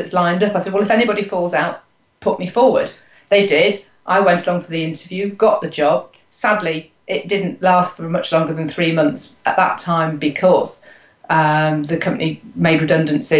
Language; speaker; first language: English; native; English